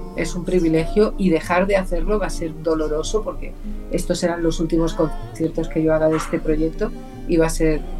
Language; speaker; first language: Spanish; native; Spanish